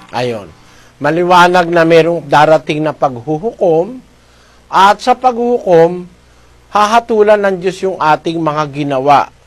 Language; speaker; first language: Filipino; non-native, local second language; Iloko